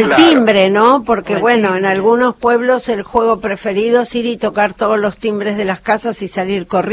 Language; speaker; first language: Spanish; native; Spanish